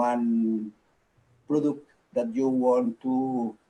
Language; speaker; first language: English; non-native, local second language; Catalan